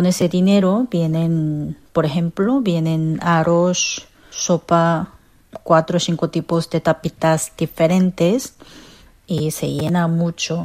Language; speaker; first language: Spanish; non-native, fluent; Korean